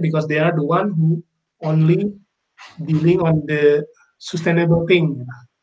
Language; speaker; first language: English; non-native, fluent; Indonesian